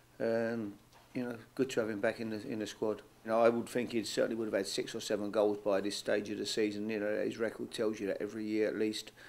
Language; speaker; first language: English; native; English